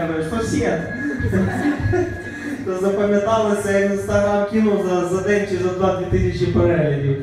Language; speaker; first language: Ukrainian; native; Ukrainian